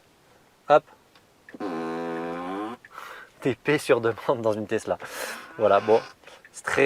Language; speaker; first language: French; native; French